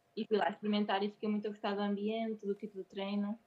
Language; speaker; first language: Portuguese; native; Portuguese